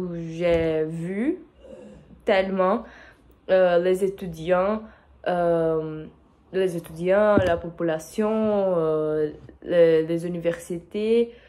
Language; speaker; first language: French; non-native, fluent; Portuguese